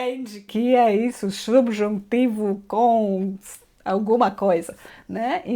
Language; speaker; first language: Portuguese; non-native, learner; Polish